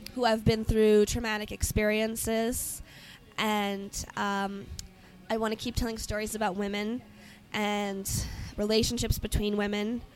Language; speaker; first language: English; native; English